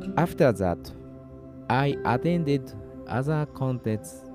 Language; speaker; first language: English; non-native, fluent; Japanese